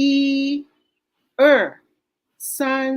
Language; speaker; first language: Chinese; non-native, learner; Filipino